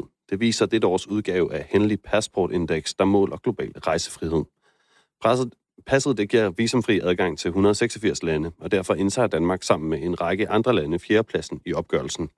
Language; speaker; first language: Danish; native; Danish